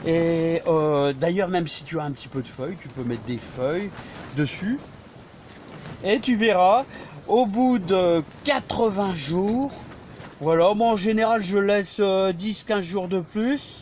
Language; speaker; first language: French; native; French